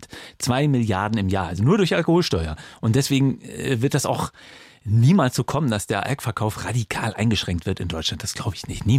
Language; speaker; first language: German; native; German